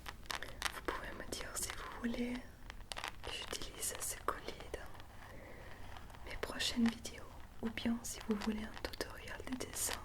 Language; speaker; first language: French; non-native, fluent; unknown